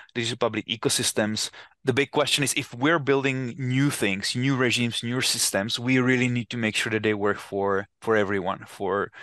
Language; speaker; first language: English; non-native, fluent; Czech